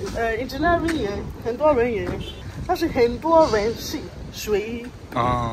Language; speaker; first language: Chinese; non-native, fluent; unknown